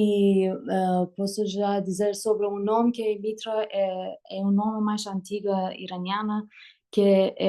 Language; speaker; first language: Portuguese; non-native, learner; Persian